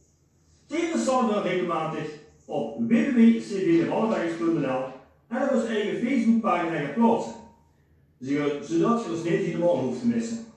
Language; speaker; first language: Dutch; native; Dutch